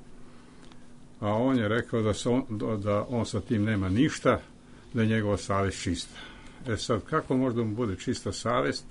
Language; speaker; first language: Serbian; native; Serbian